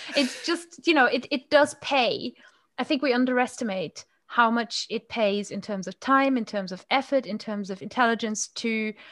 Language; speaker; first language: English; non-native, fluent; German